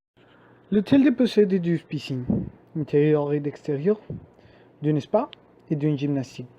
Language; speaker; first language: French; non-native, learner; Spanish